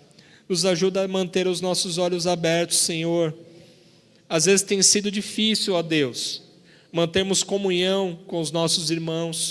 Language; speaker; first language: Portuguese; native; Portuguese